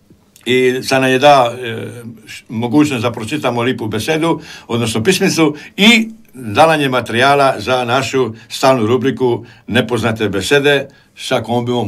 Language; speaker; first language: Croatian; native; Croatian